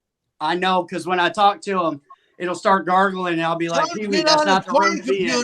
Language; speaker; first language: English; native; English